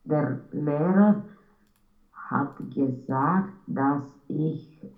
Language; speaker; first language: German; non-native, learner; Romanian